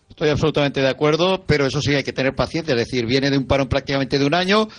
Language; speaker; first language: Spanish; native; Spanish